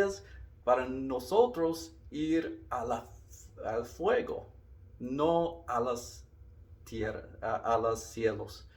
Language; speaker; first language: Spanish; non-native, learner; English